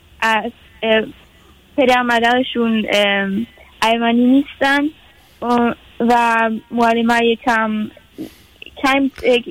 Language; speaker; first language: Persian; early bilingual, heritage; Persian